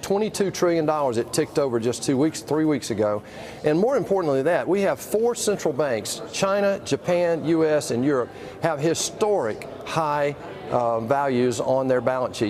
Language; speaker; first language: English; native; English